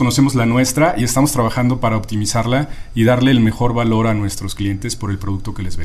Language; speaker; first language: Spanish; native; Spanish